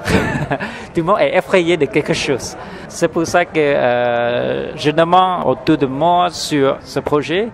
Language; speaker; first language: French; non-native, fluent; Khmer